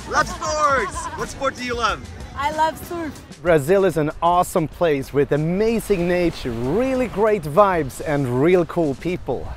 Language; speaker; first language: English; non-native, fluent; Swedish